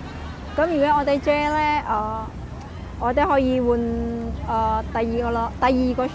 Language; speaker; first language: Cantonese; non-native, fluent; Indonesian